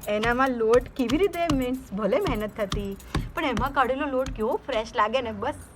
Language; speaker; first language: Gujarati; native; Gujarati